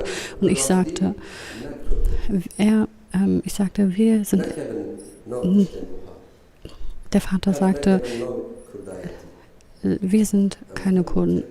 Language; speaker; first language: German; non-native, fluent; Kurdish